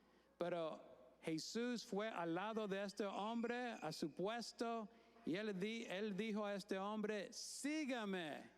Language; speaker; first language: Spanish; non-native, fluent; English